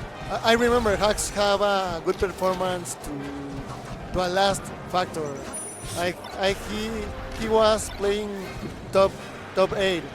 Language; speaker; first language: English; non-native, learner; Spanish